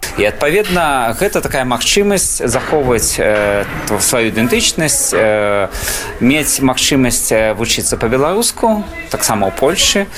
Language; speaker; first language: Belarusian; native; Belarusian